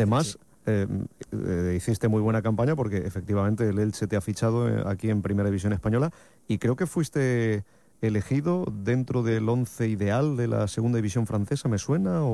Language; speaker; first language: Spanish; native; Spanish